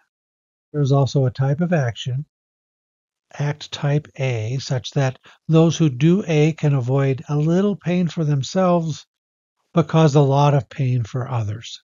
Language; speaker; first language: English; native; English